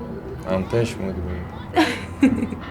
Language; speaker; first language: Portuguese; non-native, learner; Dutch